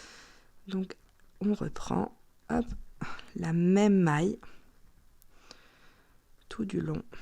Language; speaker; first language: French; native; French